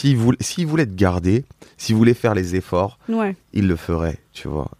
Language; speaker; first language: French; native; French